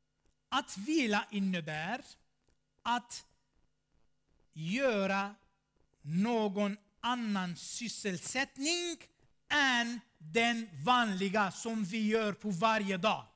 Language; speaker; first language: Swedish; non-native, fluent; Armenian